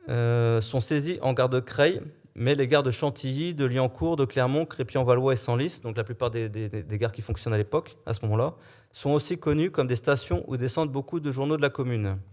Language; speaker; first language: French; native; French